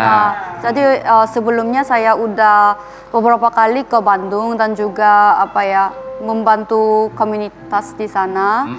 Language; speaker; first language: Indonesian; non-native, fluent; Korean